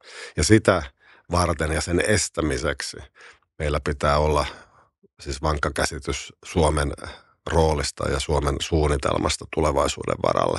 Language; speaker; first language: Finnish; native; Finnish